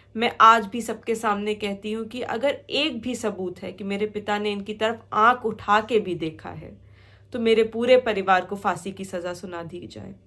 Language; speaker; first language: Hindi; native; Hindi